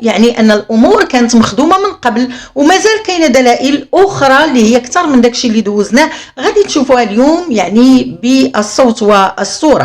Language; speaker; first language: Arabic; native; Arabic